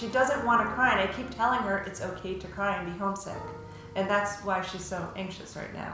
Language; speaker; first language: English; native; English